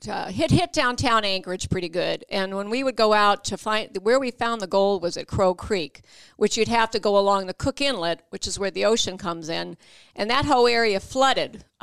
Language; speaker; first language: English; native; English